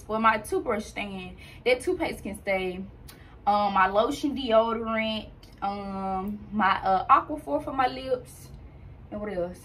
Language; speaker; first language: English; native; English